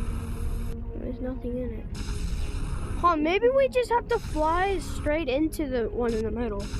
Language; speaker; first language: English; native; English